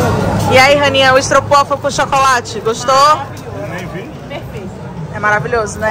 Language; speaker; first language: Portuguese; native; Portuguese